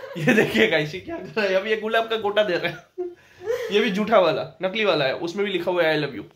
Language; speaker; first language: Hindi; non-native, local second language; Gujarati